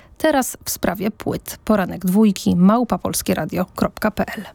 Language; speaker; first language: Polish; native; Polish